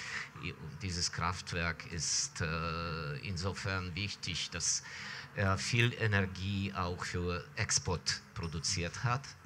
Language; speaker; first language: German; non-native, fluent; Ukrainian